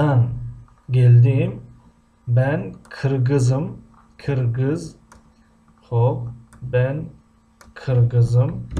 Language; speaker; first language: Turkish; non-native, fluent; Tajik